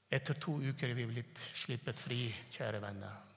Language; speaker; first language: Norwegian; non-native, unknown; Turkmen